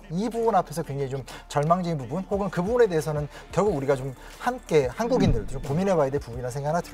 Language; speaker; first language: Korean; native; Korean